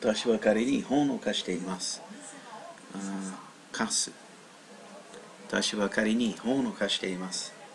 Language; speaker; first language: Japanese; non-native, learner; English